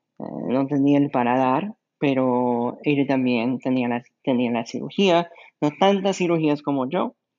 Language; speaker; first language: Spanish; non-native, fluent; English